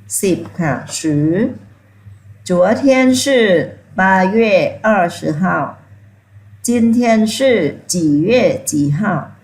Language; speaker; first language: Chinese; non-native, fluent; Thai